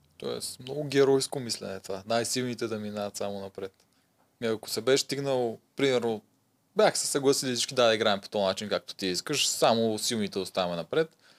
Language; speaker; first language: Bulgarian; native; Bulgarian